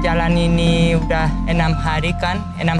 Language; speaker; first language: Indonesian; non-native, fluent; Spanish